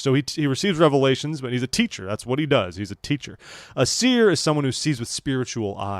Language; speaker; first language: English; native; English